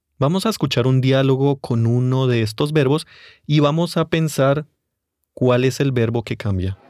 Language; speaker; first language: Spanish; native; Spanish